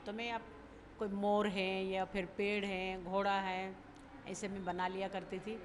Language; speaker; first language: Hindi; non-native, local second language; Bhili